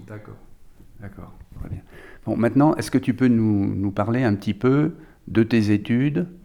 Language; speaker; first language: French; native; French